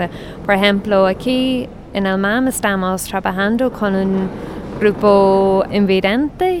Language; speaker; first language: Spanish; non-native, fluent; English